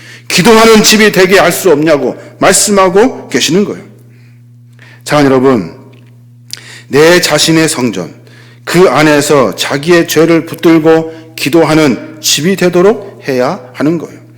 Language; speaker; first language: Korean; native; Korean